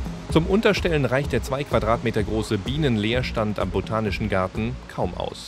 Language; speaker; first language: German; native; German